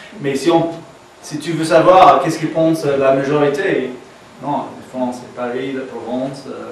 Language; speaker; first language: French; non-native, learner; English